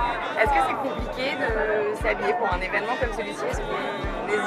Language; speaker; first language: French; native; French